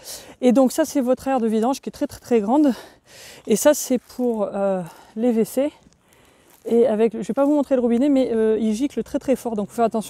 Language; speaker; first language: French; native; French